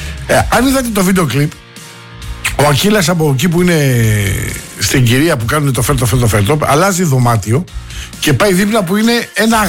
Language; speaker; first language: Greek; native; Greek